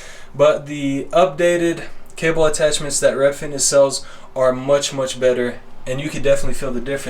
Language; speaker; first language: English; native; English